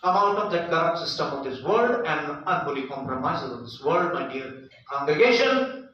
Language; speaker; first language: English; non-native, local second language; Hindi